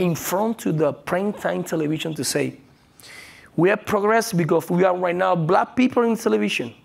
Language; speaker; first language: English; non-native, learner; Spanish